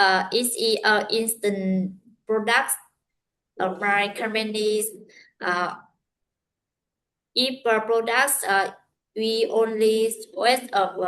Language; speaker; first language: English; non-native, learner; Vietnamese